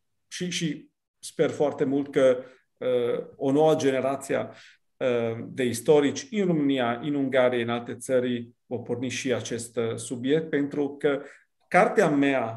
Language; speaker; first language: Romanian; non-native, fluent; Italian